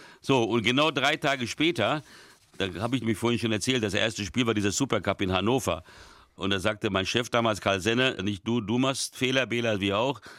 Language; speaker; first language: German; early bilingual, other home language; Hungarian